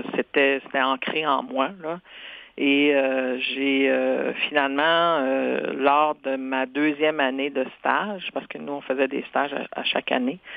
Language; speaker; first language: French; non-native, local second language; Cree